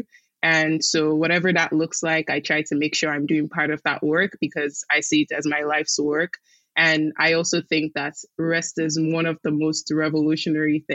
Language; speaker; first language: English; non-native, local second language; Igbo